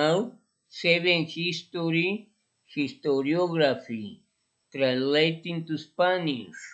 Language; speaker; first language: English; non-native, fluent; Spanish